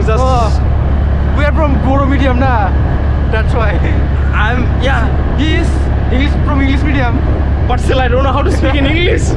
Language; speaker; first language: English; non-native, learner; Bodo